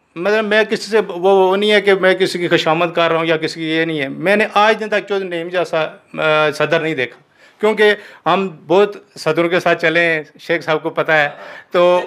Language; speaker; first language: Urdu; non-native, local second language; Pahari-Potwari